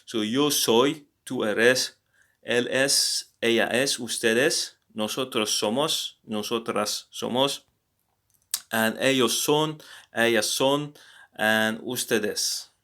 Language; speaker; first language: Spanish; non-native, learner; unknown